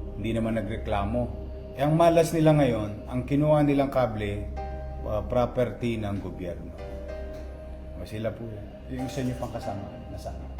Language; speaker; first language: Filipino; native; Filipino